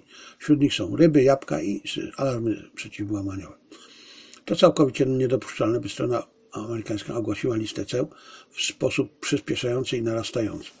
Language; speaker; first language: Polish; native; Polish